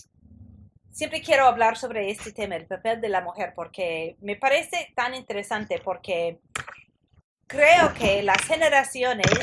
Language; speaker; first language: Spanish; non-native, fluent; English